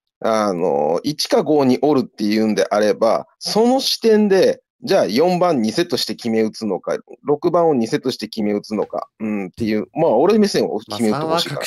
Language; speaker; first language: Japanese; native; Japanese